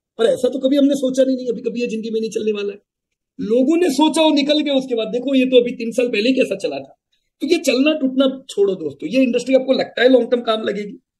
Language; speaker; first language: Hindi; non-native, local second language; Gujarati